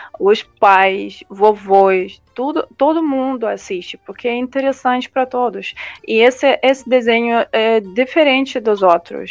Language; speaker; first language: Portuguese; non-native, fluent; Russian